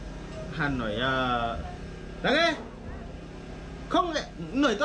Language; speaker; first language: Vietnamese; non-native, learner; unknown